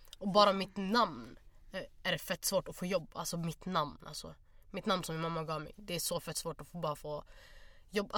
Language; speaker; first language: Swedish; early bilingual, other home language; Somali